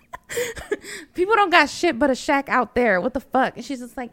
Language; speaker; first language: English; early bilingual, other home language; Spanish